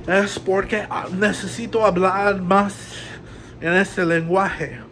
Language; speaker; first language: Spanish; non-native, learner; English